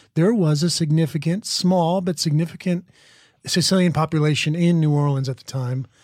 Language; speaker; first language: English; native; English